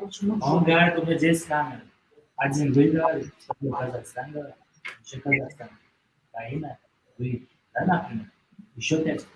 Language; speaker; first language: Russian; native; Russian